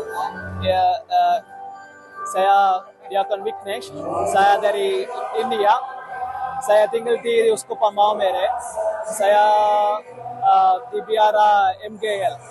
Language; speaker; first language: Indonesian; non-native, learner; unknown